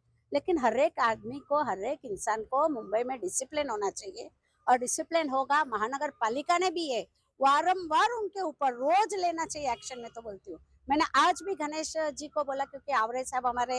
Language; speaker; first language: Hindi; non-native, local second language; Marathi